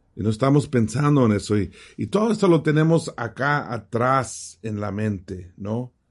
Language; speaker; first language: Spanish; early bilingual, heritage; Spanish